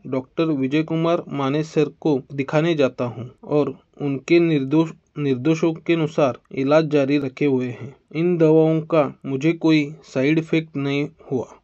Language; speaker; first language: Hindi; non-native, local second language; Marathi